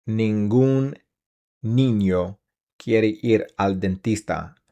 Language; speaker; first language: Spanish; non-native, learner; English